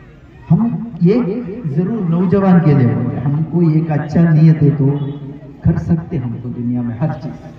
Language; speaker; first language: Hindi; non-native, local second language; Malayalam